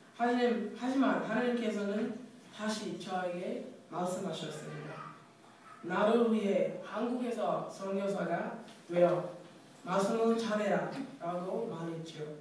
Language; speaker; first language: Korean; non-native, fluent; English